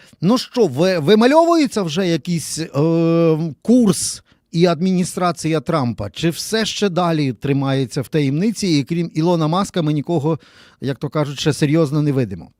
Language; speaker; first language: Ukrainian; native; Ukrainian